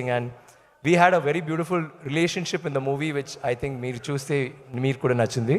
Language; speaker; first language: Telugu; non-native, learner; Tamil